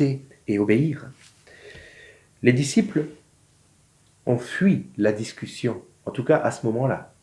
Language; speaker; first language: French; native; French